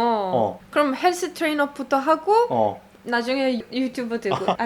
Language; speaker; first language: Korean; non-native, fluent; Arabic